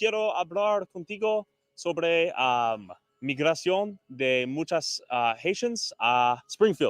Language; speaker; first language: Spanish; non-native, learner; English